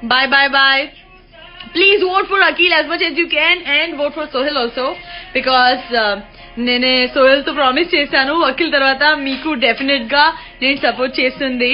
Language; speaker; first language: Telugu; non-native, learner; Gujarati